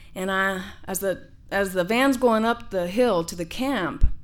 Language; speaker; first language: English; native; English